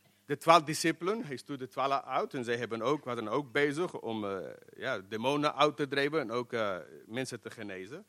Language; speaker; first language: Dutch; non-native, fluent; English